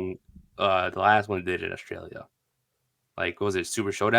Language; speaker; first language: English; native; English